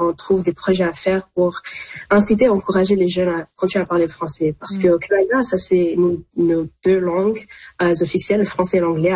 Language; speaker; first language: French; early bilingual, other home language; Arabic